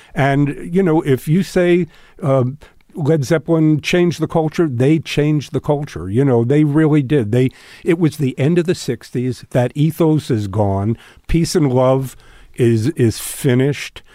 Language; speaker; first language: English; native; English